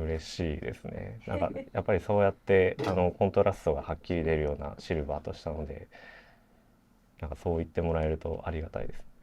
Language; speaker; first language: Japanese; native; Japanese